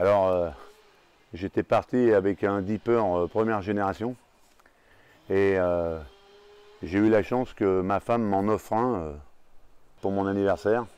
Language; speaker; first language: French; native; French